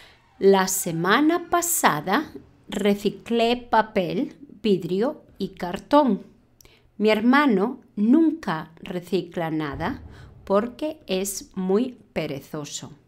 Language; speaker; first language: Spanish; non-native, fluent; English